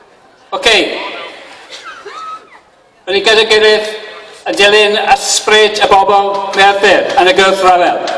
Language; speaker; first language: Welsh; non-native, local second language; English